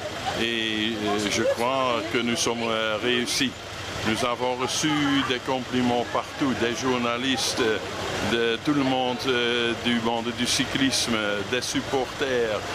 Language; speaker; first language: French; non-native, fluent; Dutch